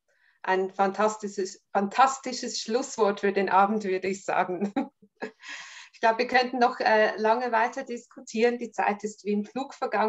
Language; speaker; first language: German; native; German